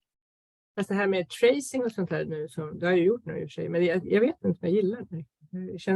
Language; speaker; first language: Swedish; native; Swedish